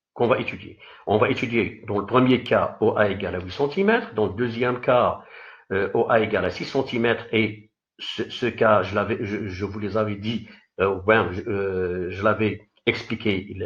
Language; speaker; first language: French; non-native, local second language; Arabic